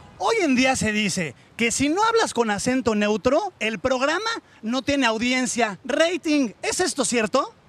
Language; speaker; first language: Spanish; native; Spanish